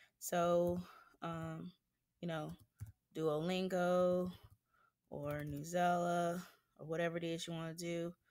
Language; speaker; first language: English; native; English